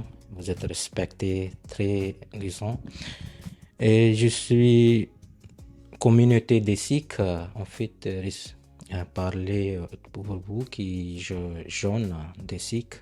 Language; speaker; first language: French; non-native, learner; Punjabi